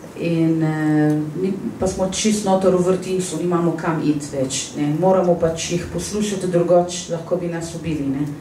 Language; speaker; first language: Slovenian; non-native, fluent; Arabic